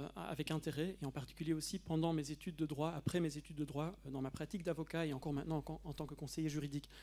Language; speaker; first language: French; native; French